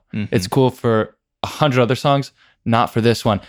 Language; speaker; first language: English; native; English